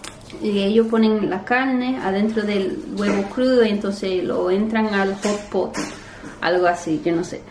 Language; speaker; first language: Spanish; early bilingual, heritage; Spanish